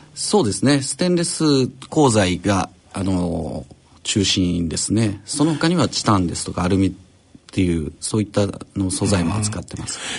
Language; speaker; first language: Japanese; native; Japanese